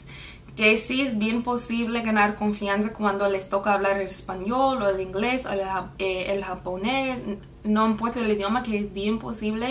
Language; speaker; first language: Spanish; non-native, fluent; English